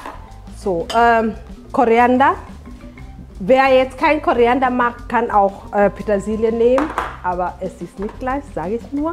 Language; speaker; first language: German; non-native, fluent; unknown